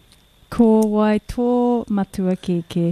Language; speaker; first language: Māori; non-native, local second language; English